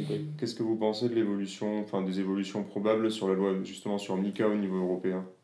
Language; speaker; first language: French; native; French